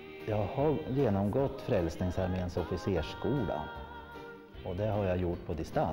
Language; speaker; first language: Swedish; native; Swedish